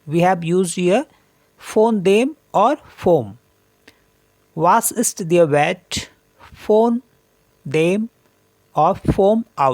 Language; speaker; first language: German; non-native, learner; Hindi